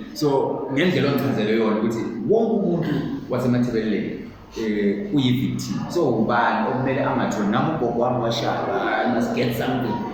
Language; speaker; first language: Zulu; native; Zulu